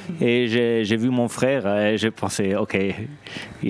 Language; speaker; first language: French; non-native, local second language; Italian